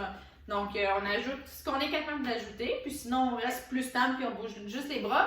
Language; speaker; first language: French; native; French